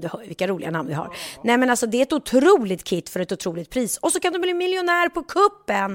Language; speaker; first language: Swedish; native; Swedish